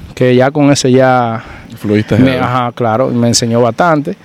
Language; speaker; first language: Spanish; native; Spanish